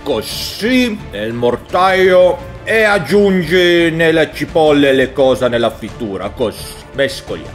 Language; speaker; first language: Italian; non-native, learner; Swedish